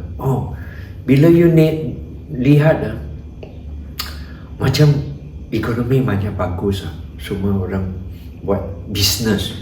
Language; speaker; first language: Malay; non-native, local second language; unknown